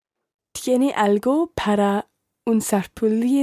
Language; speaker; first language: Spanish; non-native, learner; English